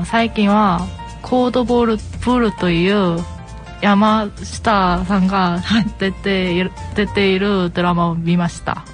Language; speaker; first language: Japanese; non-native, learner; Korean